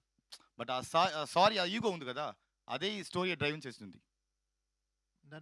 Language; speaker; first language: Telugu; non-native, learner; Tamil